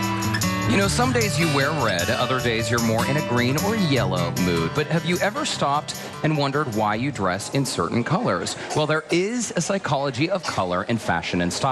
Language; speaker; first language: English; native; English